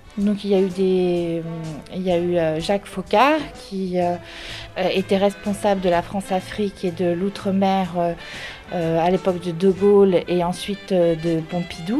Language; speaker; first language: French; native; French